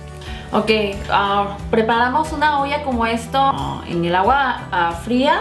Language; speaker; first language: Spanish; non-native, fluent; Korean